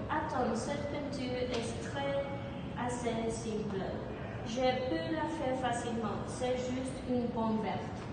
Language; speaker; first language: French; non-native, learner; English